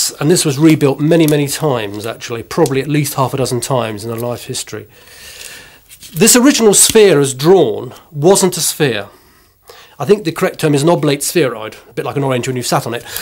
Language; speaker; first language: English; native; English